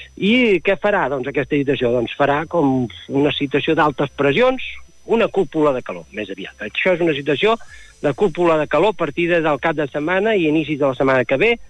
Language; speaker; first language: Catalan; native; Catalan